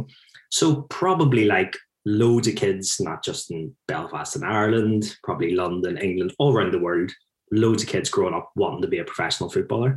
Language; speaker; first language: English; native; English